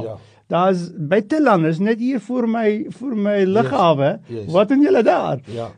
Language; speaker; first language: Afrikaans; non-native, local second language; English